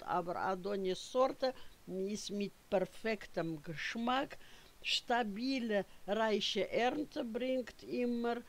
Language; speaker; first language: German; non-native, fluent; Russian